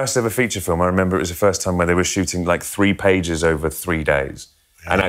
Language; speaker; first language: English; native; English